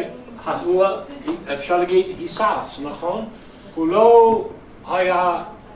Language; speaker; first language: Hebrew; non-native, fluent; English